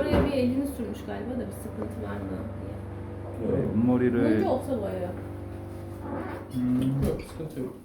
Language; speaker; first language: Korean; non-native, fluent; Turkish